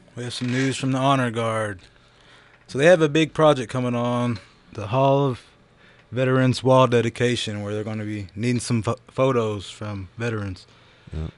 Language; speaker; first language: English; native; English